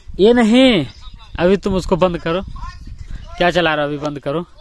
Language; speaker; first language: Hindi; native; Hindi